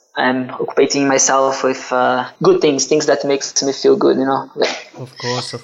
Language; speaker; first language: English; non-native, fluent; Portuguese